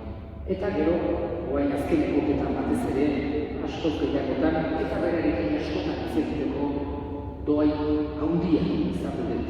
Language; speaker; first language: Basque; native; Basque